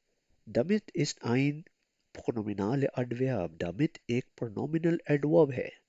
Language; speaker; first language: German; non-native, learner; Urdu